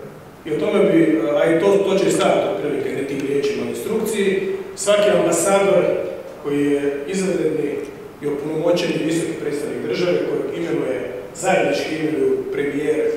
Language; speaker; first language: Croatian; native; Croatian